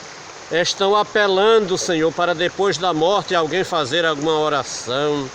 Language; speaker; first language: Portuguese; native; Portuguese